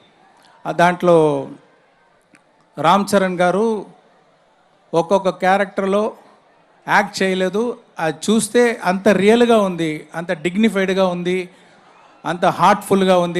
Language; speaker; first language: Telugu; non-native, local second language; Tamil